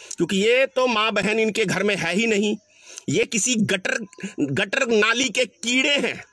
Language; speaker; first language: Hindi; native; Hindi